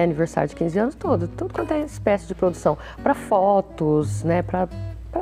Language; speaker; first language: Portuguese; native; Portuguese